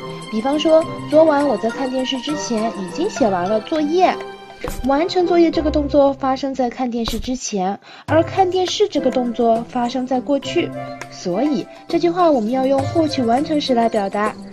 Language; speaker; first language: Chinese; native; Chinese